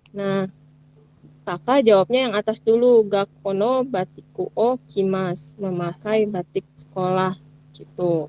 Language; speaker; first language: Indonesian; native; Indonesian